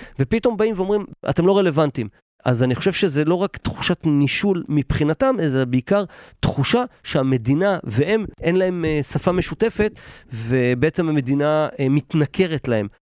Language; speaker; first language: Hebrew; native; Hebrew